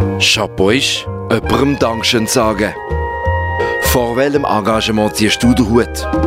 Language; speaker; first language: German; native; German